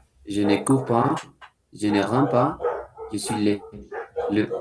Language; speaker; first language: French; non-native, learner; Spanish